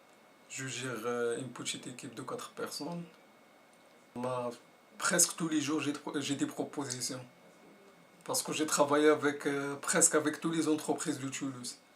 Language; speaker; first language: French; non-native, learner; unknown